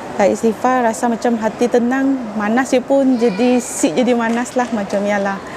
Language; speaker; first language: Malay; non-native, local second language; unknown